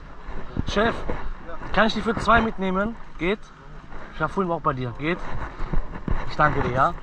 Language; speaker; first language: German; non-native, learner; Turkish